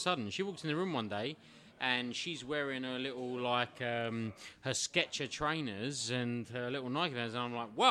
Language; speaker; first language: English; native; English